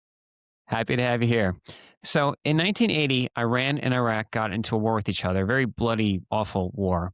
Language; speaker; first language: English; native; English